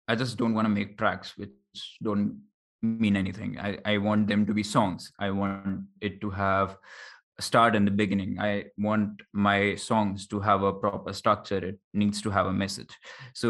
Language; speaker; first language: English; non-native, local second language; Hindi